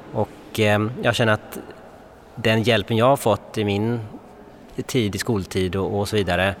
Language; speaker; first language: Swedish; early bilingual, other home language; Bangla